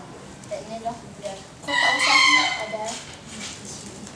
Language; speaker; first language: Indonesian; non-native, fluent; Japanese